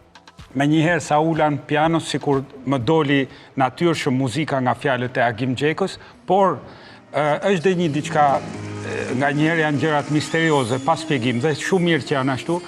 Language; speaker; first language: Albanian; native; Albanian